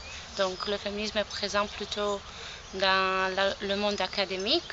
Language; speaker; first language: French; non-native, fluent; Romanian